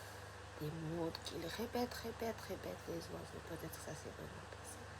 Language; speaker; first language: French; non-native, fluent; Japanese